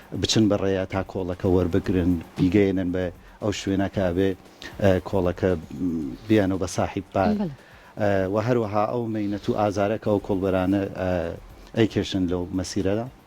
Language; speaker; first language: Central Kurdish; non-native, local second language; Gurani